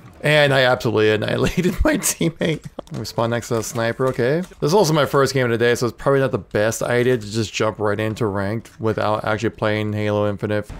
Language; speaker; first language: English; native; English